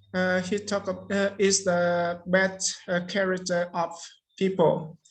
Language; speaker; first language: English; non-native, learner; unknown